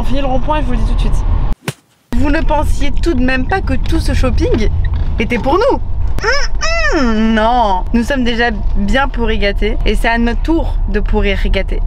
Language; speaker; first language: French; native; French